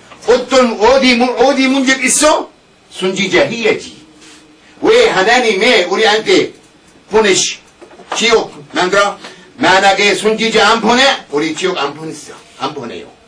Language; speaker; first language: Korean; non-native, learner; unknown